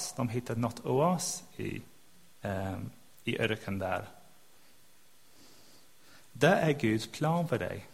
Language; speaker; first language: Swedish; non-native, fluent; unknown